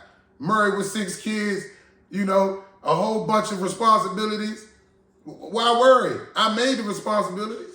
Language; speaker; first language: English; native; English